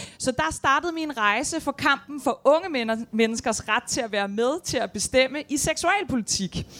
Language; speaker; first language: Danish; native; Danish